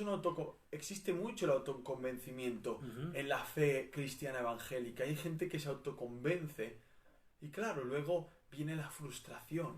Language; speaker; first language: Spanish; native; Spanish